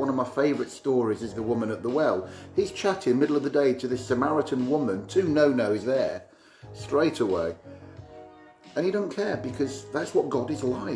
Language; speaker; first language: English; native; English